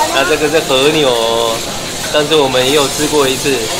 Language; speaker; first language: Chinese; native; Chinese